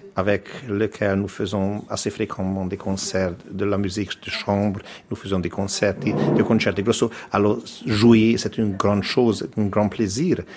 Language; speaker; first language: French; non-native, learner; Hungarian